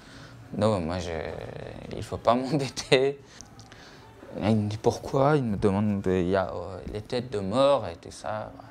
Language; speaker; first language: French; non-native, fluent; Persian